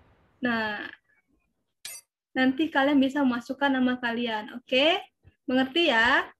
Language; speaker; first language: Indonesian; native; Indonesian